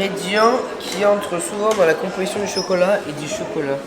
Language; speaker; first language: French; native; French